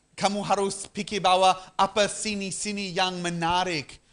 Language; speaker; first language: Indonesian; non-native, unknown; English